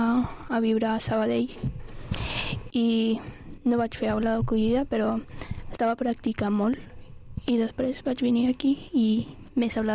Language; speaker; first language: Catalan; non-native, learner; Arabic